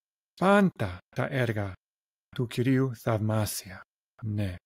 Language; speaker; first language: Greek; non-native, learner; English